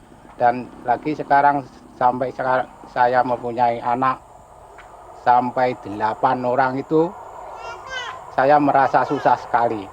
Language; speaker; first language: Indonesian; non-native, local second language; Javanese